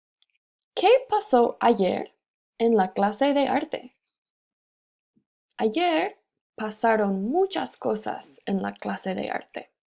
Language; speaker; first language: Spanish; non-native, fluent; English